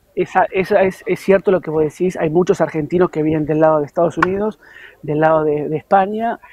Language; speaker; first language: Spanish; native; Spanish